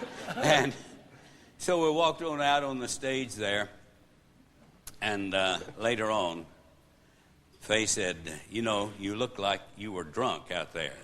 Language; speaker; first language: English; native; English